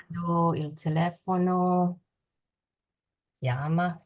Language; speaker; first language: Italian; non-native, learner; English